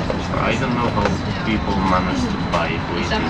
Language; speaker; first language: English; non-native, fluent; Spanish